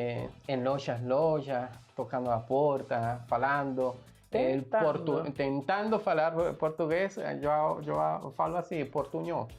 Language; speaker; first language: Portuguese; non-native, learner; Spanish